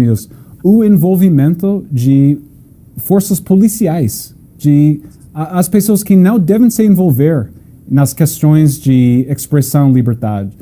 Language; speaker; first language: Portuguese; non-native, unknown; English